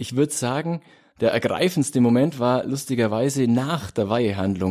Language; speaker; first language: German; native; German